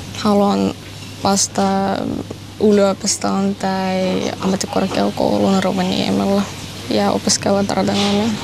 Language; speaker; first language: Finnish; non-native, fluent; Russian